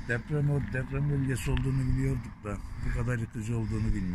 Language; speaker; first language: Turkish; native; Turkish